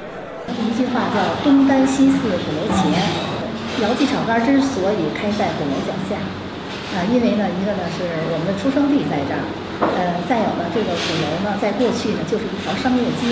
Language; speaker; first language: Chinese; native; Chinese